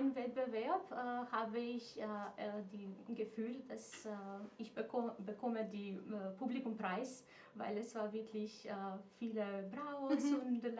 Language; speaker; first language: German; non-native, fluent; Macedonian